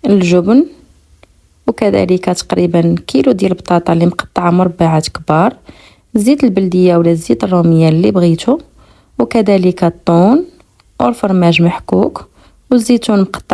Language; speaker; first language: Arabic; native; Arabic